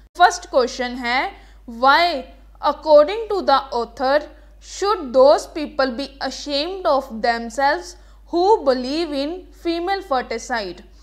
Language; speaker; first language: Hindi; native; Hindi